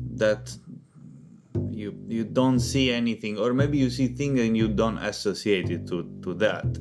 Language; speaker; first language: English; non-native, fluent; Italian